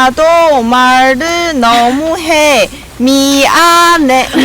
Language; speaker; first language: Korean; non-native, learner; Chinese